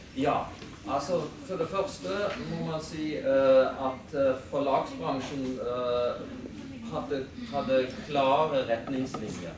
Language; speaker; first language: Norwegian; non-native, fluent; German